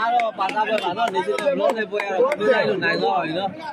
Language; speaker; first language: Burmese; native; Burmese